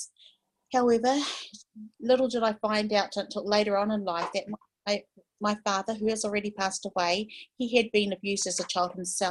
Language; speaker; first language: English; native; English